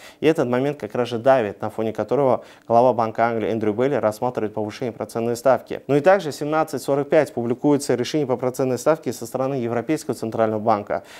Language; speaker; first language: Russian; non-native, local second language; Uzbek